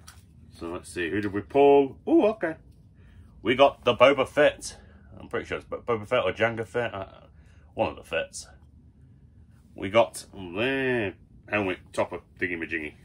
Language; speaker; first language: English; native; English